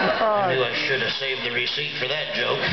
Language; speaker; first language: English; native; English